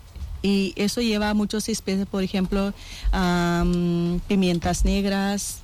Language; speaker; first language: Spanish; non-native, learner; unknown